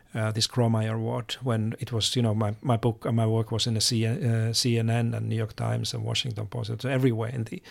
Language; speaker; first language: English; non-native, fluent; Finnish